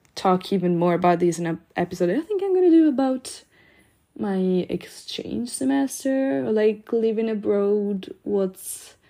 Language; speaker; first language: English; non-native, fluent; Italian